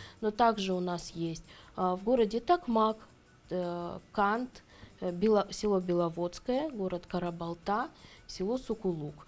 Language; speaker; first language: Russian; native; Russian